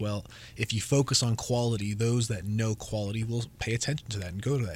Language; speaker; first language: English; native; English